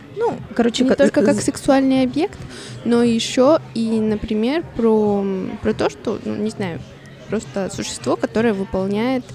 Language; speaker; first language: Russian; non-native, fluent; Spanish